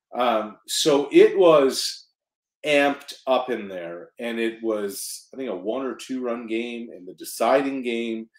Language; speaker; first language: English; native; English